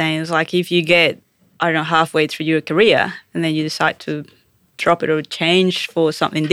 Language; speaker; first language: English; non-native, fluent; Spanish